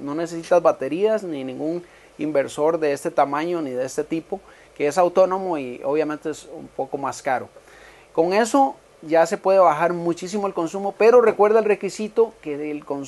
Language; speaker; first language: Spanish; native; Spanish